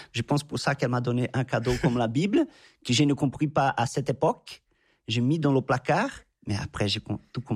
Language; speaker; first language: French; non-native, fluent; Portuguese